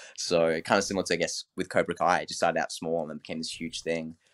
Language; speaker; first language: English; native; English